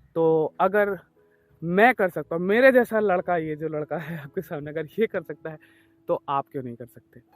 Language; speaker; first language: Hindi; native; Hindi